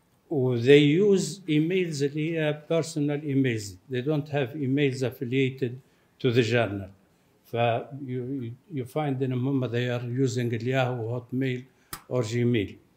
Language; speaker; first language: English; non-native, fluent; Arabic